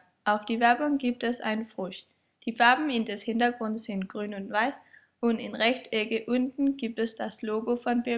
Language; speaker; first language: German; non-native, learner; Danish